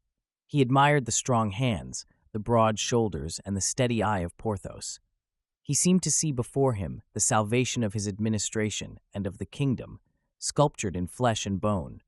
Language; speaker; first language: English; native; English